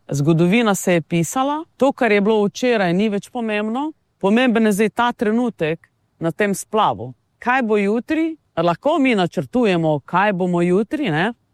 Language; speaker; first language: Slovenian; non-native, local second language; Romany